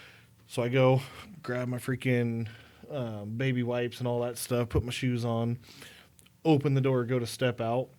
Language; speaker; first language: English; native; English